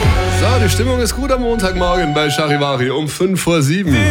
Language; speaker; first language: German; native; German